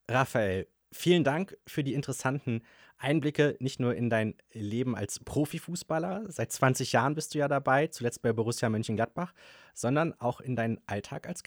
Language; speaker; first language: German; native; German